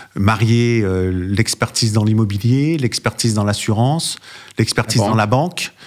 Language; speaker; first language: French; native; French